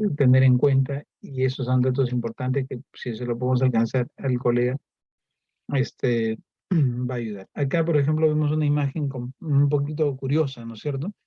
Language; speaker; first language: Spanish; native; Spanish